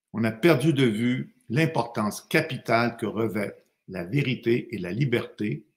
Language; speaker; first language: French; native; French